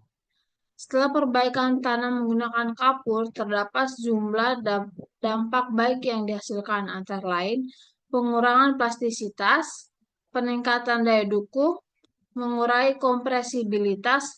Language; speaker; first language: Indonesian; native; Indonesian